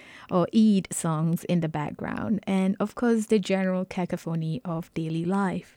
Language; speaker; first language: English; non-native, local second language; Malay